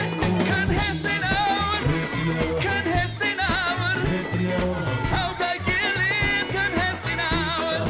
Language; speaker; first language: Welsh; native; Welsh